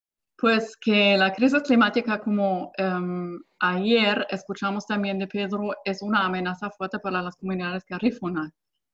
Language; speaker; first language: Spanish; non-native, fluent; German